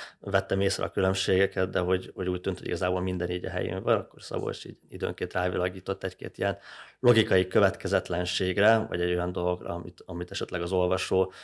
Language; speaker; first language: Hungarian; native; Hungarian